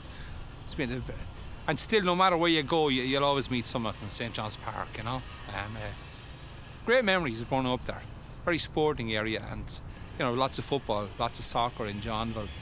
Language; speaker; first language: English; native; English